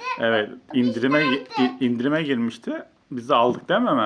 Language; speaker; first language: Turkish; native; Turkish